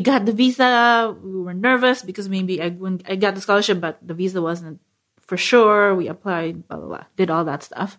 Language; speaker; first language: English; non-native, local second language; Filipino